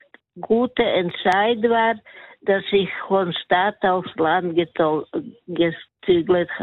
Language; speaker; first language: German; non-native, learner; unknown